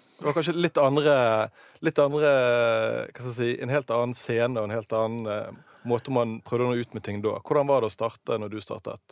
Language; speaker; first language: Norwegian; native; Norwegian